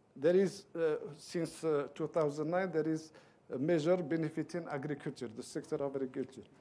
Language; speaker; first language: English; non-native, fluent; Arabic